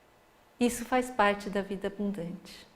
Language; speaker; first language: Portuguese; native; Portuguese